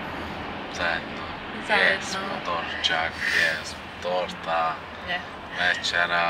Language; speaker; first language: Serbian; non-native, learner; Turkish